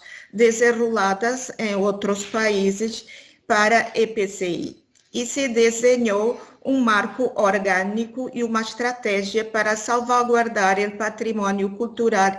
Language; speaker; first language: Spanish; non-native, learner; Portuguese